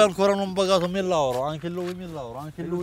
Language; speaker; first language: Italian; non-native, learner; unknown